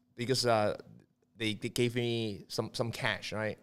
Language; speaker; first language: English; non-native, local second language; Cantonese